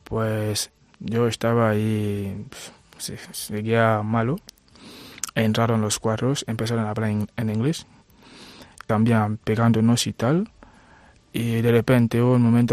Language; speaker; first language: Spanish; non-native, fluent; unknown